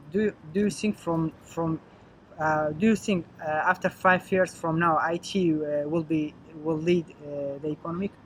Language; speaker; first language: English; non-native, learner; Arabic